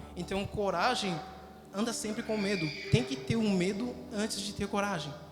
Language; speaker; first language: Portuguese; non-native, fluent; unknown